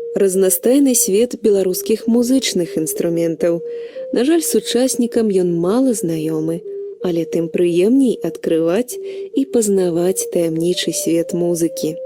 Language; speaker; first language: Belarusian; native; Belarusian